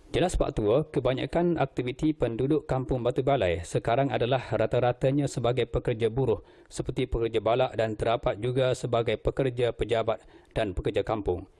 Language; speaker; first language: Malay; native; Malay